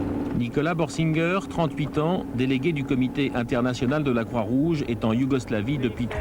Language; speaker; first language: French; native; French